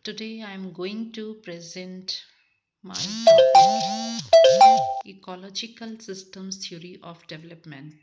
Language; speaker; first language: English; non-native, local second language; Punjabi